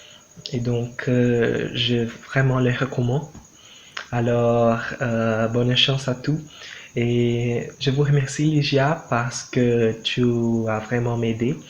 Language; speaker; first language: French; non-native, learner; Portuguese